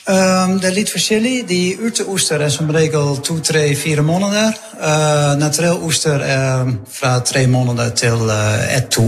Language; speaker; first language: Norwegian; non-native, fluent; Dutch